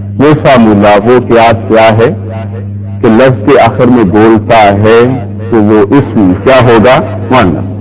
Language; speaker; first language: Urdu; non-native, local second language; Punjabi